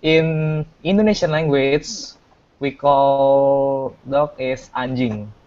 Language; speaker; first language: English; non-native, fluent; Indonesian